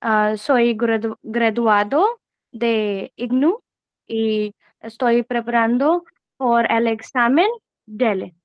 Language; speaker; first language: Spanish; non-native, learner; Hindi